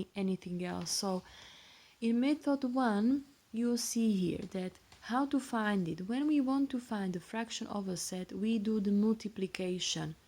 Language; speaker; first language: English; non-native, fluent; Slovak